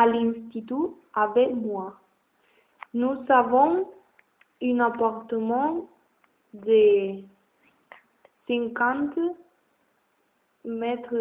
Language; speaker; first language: French; non-native, learner; Spanish